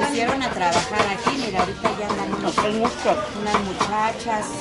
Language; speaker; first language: Spanish; native; Spanish